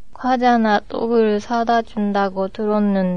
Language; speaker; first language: Korean; non-native, learner; Japanese